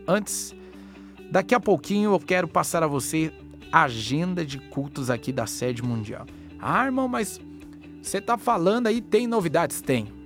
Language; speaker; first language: Portuguese; native; Portuguese